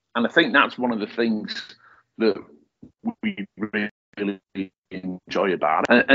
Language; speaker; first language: English; native; English